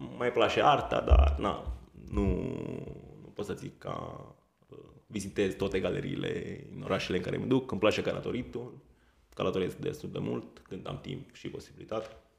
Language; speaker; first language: Romanian; non-native, fluent; Italian